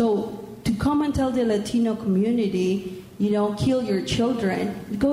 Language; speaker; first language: English; non-native, fluent; Spanish